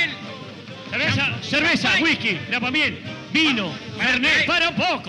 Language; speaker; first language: Spanish; native; Spanish